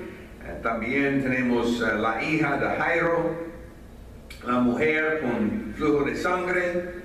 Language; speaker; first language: Spanish; non-native, fluent; English